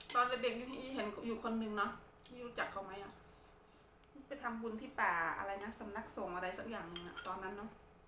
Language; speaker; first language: Thai; non-native, local second language; Khmer